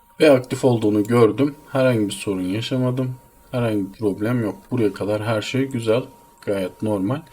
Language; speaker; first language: Turkish; native; Turkish